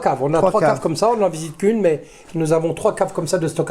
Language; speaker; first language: French; native; French